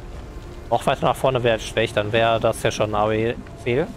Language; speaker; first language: German; native; German